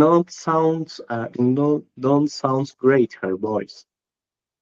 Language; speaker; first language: English; non-native, learner; Spanish